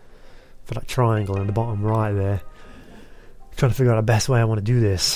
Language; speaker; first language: English; native; English